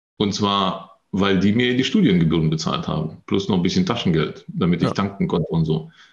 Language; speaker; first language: German; early bilingual, other home language; Russian